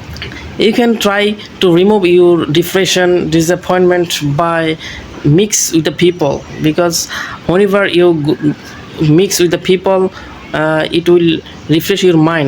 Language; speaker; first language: English; non-native, learner; Bangla